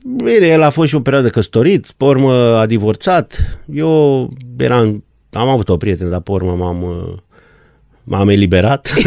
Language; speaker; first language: Romanian; non-native, local second language; German